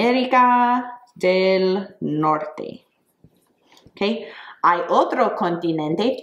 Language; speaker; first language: Spanish; non-native, fluent; English